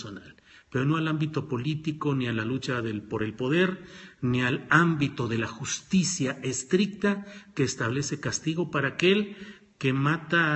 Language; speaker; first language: Spanish; native; Spanish